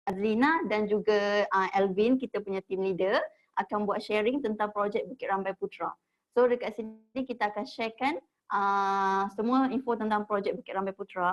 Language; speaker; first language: Malay; native; Malay